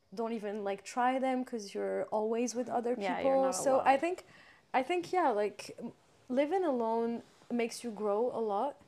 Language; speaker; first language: English; non-native, fluent; French